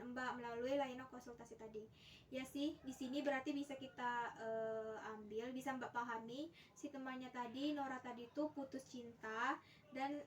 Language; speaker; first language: Indonesian; native; Indonesian